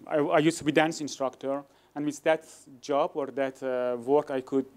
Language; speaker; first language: English; non-native, fluent; Persian